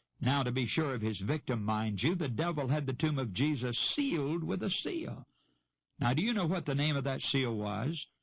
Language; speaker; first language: English; native; English